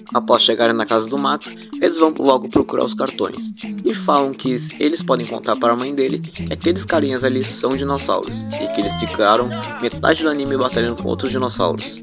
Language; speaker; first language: Portuguese; native; Portuguese